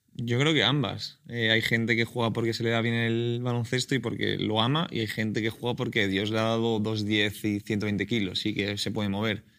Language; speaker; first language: Spanish; native; Spanish